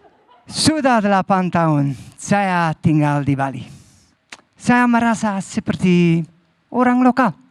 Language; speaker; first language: Indonesian; non-native, learner; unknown